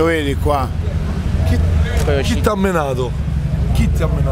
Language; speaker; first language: Italian; native; Italian